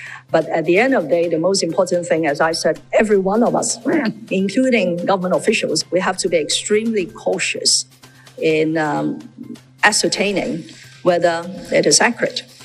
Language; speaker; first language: English; non-native, local second language; Cantonese